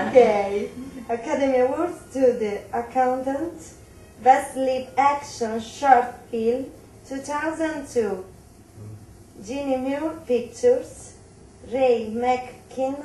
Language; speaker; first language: English; non-native, learner; Italian